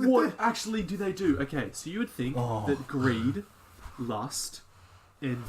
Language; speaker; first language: English; native; English